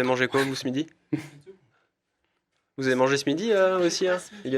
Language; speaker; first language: French; native; French